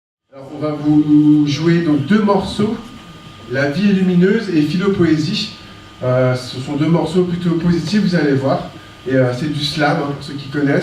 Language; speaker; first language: French; native; French